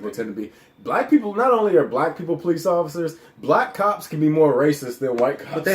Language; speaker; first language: English; native; English